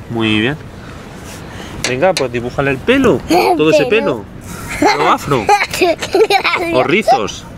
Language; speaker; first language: Spanish; native; Spanish